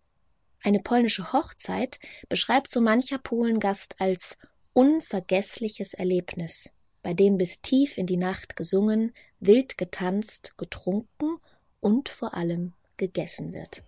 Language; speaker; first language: German; native; German